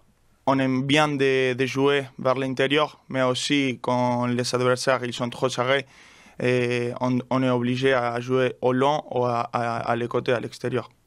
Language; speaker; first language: French; non-native, learner; Spanish